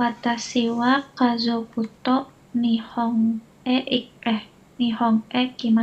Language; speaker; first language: Japanese; non-native, learner; Indonesian